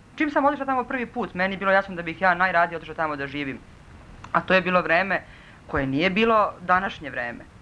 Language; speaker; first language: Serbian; early bilingual, other home language; Russian